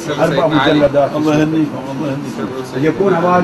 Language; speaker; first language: Arabic; native; Arabic